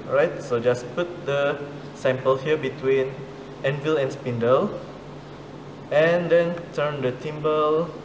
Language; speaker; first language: English; non-native, local second language; Malay